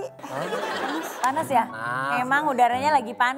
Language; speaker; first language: Indonesian; native; Indonesian